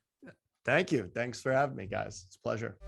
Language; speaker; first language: English; native; English